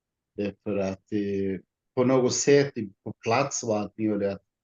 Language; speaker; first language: Swedish; non-native, learner; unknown